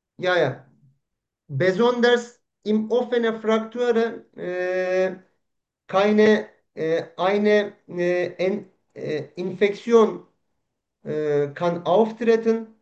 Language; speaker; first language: German; non-native, fluent; Turkish